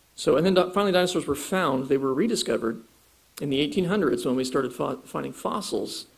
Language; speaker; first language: English; native; English